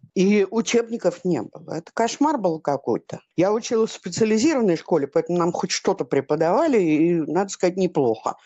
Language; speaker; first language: Russian; native; Russian